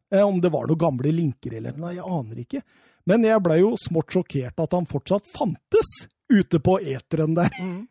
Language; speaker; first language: Norwegian; native; Norwegian